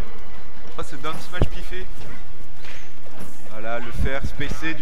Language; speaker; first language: French; native; French